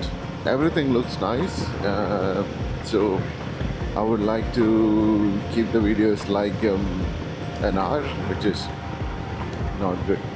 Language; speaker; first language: English; non-native, local second language; Malayalam